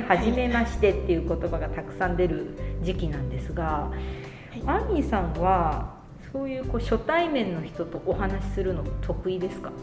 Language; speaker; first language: Japanese; native; Japanese